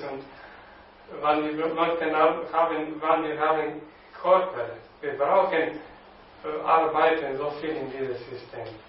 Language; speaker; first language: German; non-native, learner; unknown